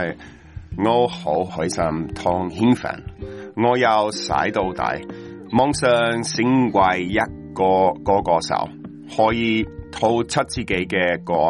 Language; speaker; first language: Cantonese; non-native, learner; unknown